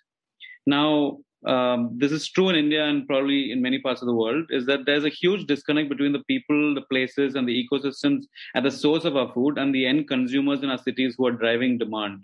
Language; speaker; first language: English; non-native, local second language; Malayalam